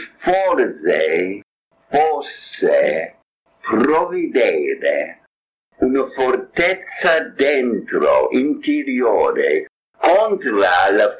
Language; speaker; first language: Italian; non-native, fluent; English